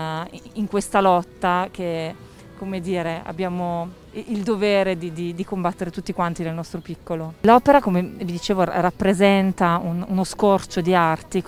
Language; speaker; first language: Italian; native; Italian